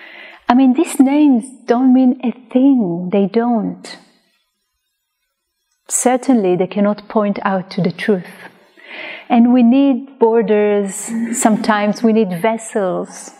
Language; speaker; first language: English; non-native, fluent; Hebrew